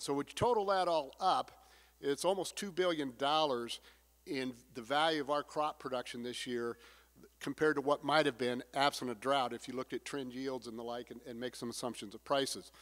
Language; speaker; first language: English; native; English